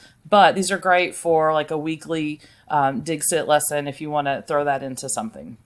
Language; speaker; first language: English; native; English